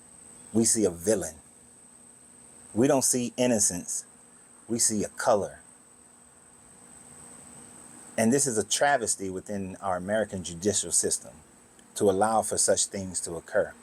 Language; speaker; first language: English; native; English